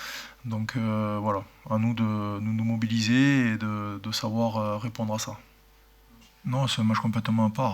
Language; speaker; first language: French; native; French